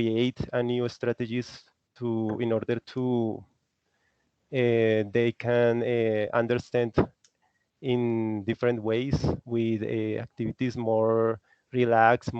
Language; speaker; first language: English; non-native, learner; Spanish